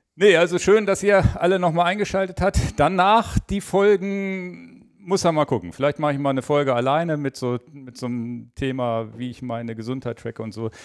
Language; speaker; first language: German; native; German